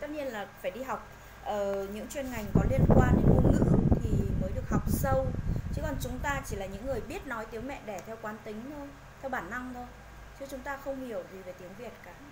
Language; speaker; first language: Vietnamese; native; Vietnamese